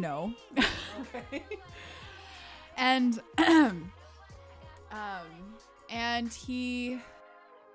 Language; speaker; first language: English; early bilingual, other home language; Korean